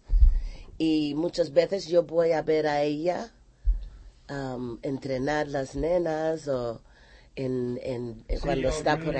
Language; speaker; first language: Spanish; non-native, fluent; English